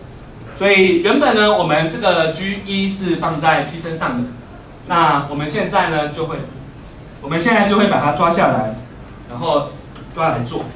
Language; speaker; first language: Chinese; native; Chinese